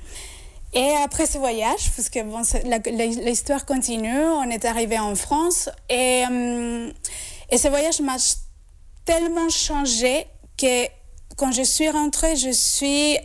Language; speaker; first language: French; non-native, fluent; Spanish